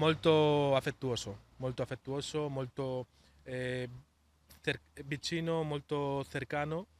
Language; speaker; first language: Italian; non-native, learner; Spanish